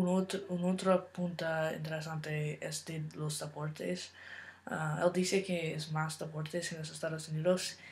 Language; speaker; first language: Spanish; non-native, learner; English